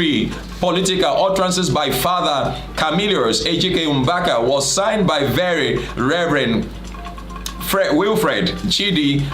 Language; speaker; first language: English; non-native, local second language; Yoruba